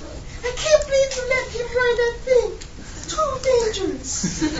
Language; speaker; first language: English; non-native, fluent; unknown